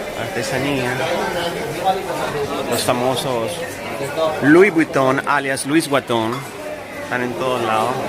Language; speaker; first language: Spanish; native; Spanish